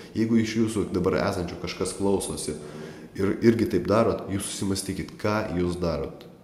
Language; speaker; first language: Lithuanian; non-native, local second language; Russian